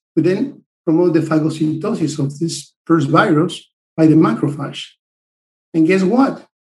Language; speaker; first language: English; non-native, fluent; Spanish